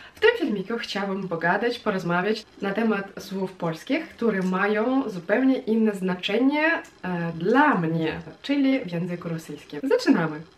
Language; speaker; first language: Polish; non-native, fluent; Russian